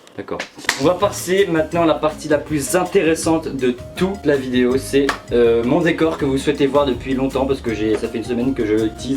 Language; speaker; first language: French; native; French